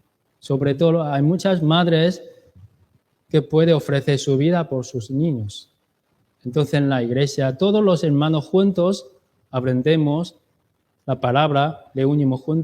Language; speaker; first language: Spanish; non-native, learner; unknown